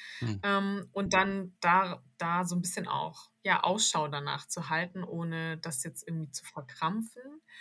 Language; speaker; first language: German; native; German